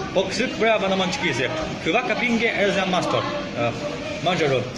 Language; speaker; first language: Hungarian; non-native, learner; Japanese